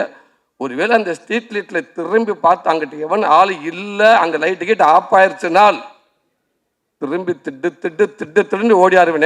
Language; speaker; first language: Tamil; native; Tamil